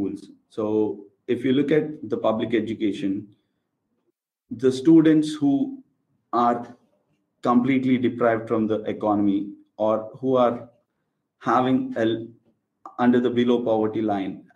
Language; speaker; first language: English; non-native, local second language; Telugu